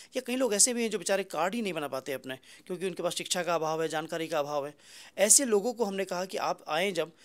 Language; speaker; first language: Hindi; native; Hindi